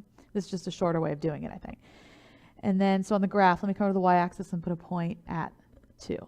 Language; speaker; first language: English; native; English